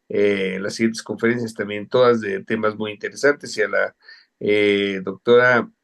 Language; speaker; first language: Spanish; native; Spanish